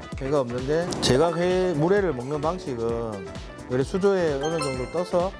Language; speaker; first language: Korean; native; Korean